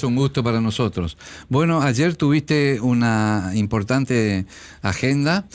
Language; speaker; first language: Spanish; native; Spanish